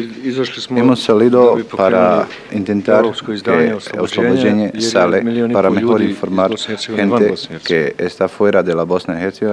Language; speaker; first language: Spanish; non-native, learner; Bosnian